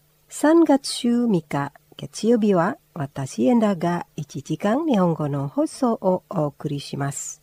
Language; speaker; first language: Japanese; non-native, fluent; Indonesian